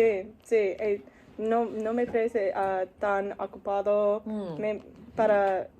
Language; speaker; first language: Spanish; non-native, learner; English